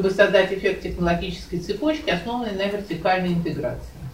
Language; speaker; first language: Russian; native; Russian